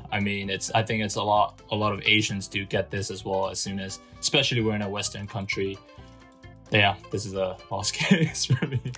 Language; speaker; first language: English; non-native, fluent; Burmese